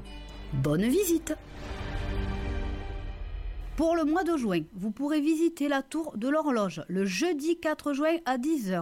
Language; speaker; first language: French; native; French